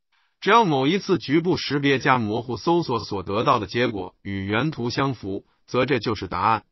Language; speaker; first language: Chinese; native; Chinese